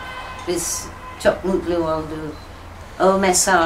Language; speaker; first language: Turkish; non-native, learner; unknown